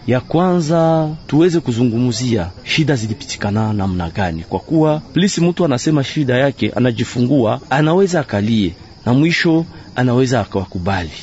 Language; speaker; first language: Swahili; native; Swahili